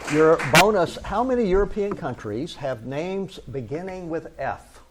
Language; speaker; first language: English; native; English